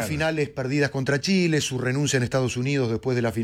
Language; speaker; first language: Spanish; native; Spanish